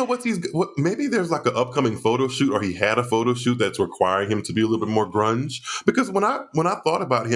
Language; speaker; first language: English; native; English